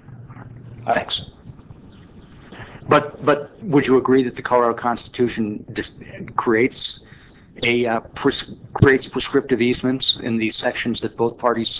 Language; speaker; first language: English; native; English